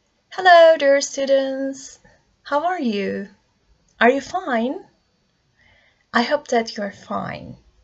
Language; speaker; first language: English; non-native, fluent; Turkish